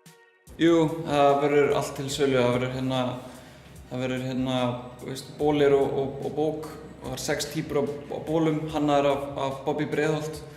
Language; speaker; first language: Icelandic; native; Icelandic